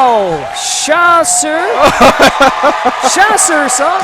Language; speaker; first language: French; non-native, local second language; English